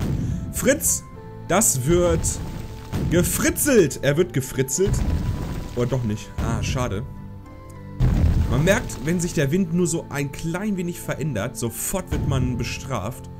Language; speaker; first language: German; native; German